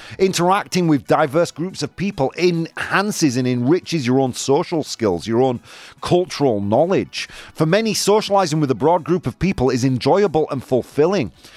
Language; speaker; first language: English; native; English